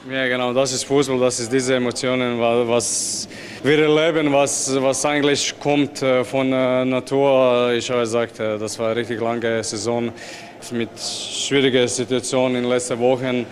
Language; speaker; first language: German; non-native, fluent; Croatian